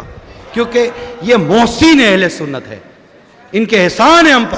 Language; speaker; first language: Urdu; native; Urdu